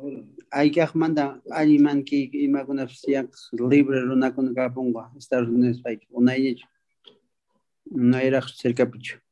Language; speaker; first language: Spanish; non-native, local second language; Quechua